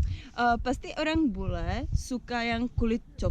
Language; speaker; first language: Indonesian; non-native, learner; Czech